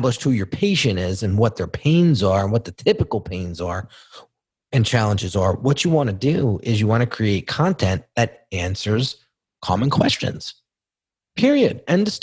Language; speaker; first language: English; native; English